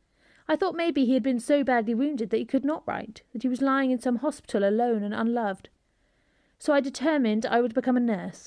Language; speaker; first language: English; native; English